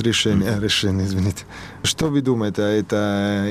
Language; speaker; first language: Russian; non-native, learner; Italian